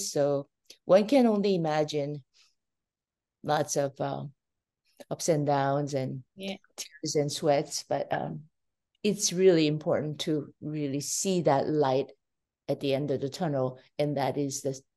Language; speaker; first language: English; non-native, fluent; Korean